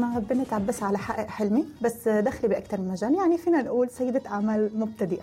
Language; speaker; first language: Arabic; native; Arabic